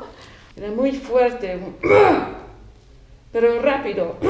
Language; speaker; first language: Spanish; non-native, learner; English